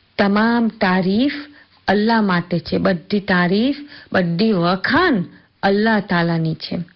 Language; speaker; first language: Gujarati; early bilingual, heritage; Gujarati